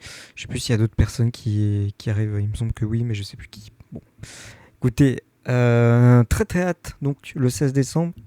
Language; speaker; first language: French; native; French